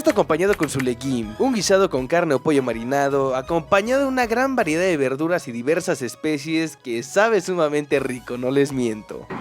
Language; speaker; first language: Spanish; native; Spanish